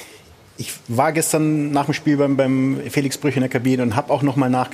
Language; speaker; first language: German; native; German